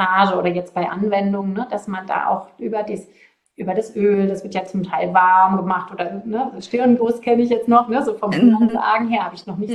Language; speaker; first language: German; native; German